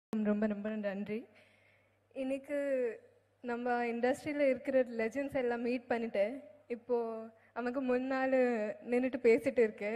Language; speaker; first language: Tamil; non-native, fluent; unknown